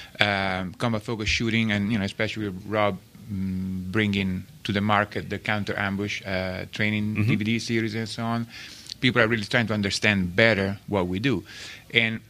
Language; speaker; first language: English; non-native, fluent; Italian